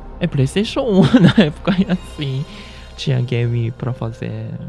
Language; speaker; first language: Portuguese; early bilingual, heritage; Japanese